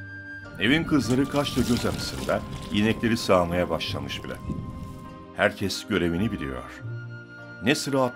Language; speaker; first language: Turkish; native; Turkish